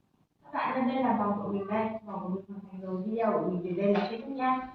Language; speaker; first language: Vietnamese; native; Vietnamese